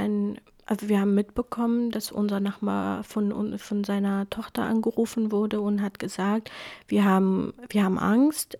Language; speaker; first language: German; non-native, fluent; Kurdish